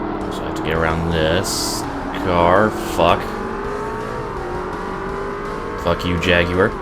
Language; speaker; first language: English; native; English